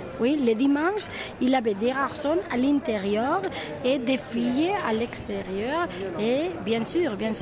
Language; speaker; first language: French; non-native, fluent; Spanish